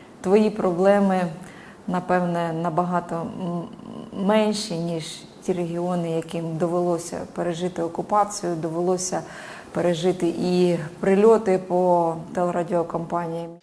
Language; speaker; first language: Ukrainian; native; Ukrainian